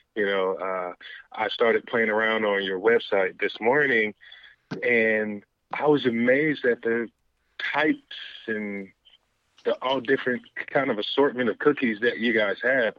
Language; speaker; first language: English; native; English